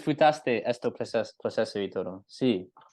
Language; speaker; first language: Spanish; non-native, learner; English